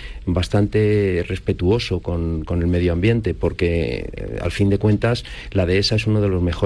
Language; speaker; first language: Spanish; native; Spanish